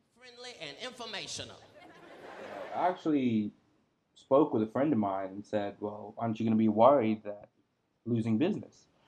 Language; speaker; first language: English; native; English